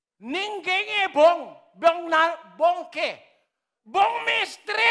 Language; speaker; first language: Portuguese; non-native, learner; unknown